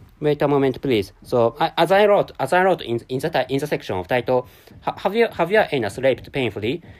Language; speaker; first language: English; non-native, learner; Japanese